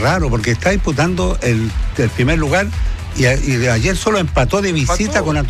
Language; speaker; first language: Spanish; native; Spanish